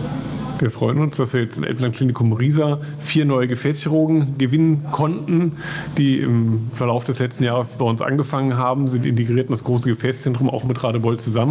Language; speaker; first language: German; native; German